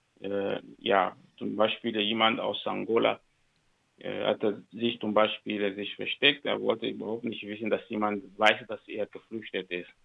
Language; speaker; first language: German; non-native, learner; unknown